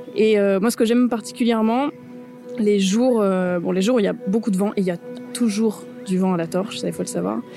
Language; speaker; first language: French; native; French